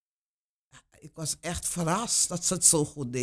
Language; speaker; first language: Dutch; non-native, local second language; Papiamento